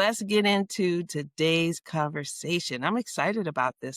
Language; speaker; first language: English; native; English